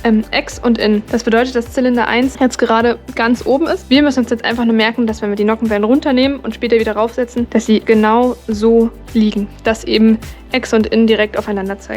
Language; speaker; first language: German; native; German